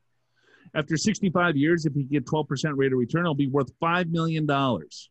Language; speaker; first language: English; native; English